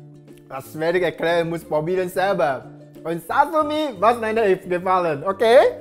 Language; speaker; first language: German; non-native, learner; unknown